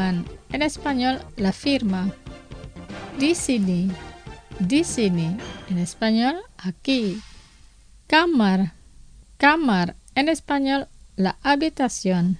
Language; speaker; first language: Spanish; non-native, fluent; Indonesian